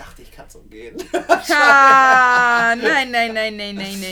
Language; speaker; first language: German; native; German